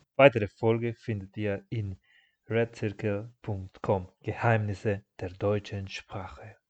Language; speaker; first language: German; non-native, fluent; Spanish